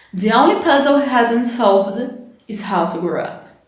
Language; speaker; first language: English; non-native, fluent; Portuguese